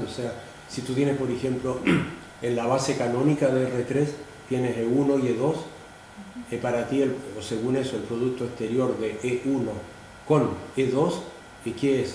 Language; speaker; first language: Spanish; native; Spanish